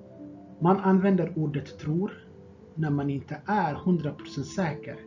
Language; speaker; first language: Swedish; non-native, fluent; Tigrinya